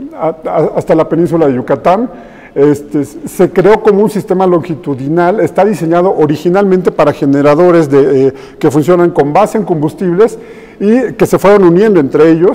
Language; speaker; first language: Spanish; native; Spanish